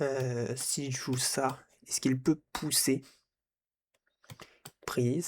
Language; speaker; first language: French; native; French